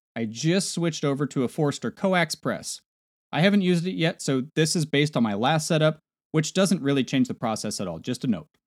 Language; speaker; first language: English; native; English